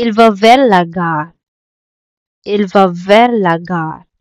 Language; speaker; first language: French; non-native, local second language; Filipino